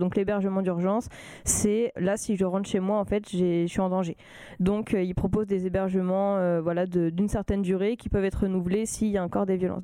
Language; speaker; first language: French; native; French